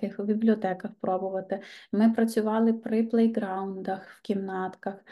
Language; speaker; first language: Ukrainian; native; Ukrainian